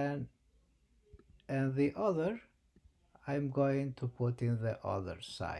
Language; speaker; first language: English; non-native, fluent; Albanian